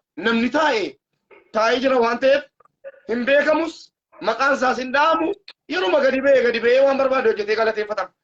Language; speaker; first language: Oromo; native; Oromo